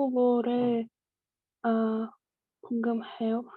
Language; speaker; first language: Korean; non-native, learner; Russian